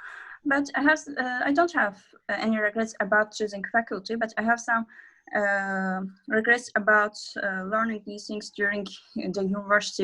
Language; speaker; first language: English; non-native, learner; Azerbaijani